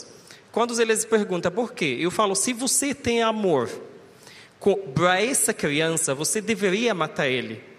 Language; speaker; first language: Portuguese; non-native, learner; Arabic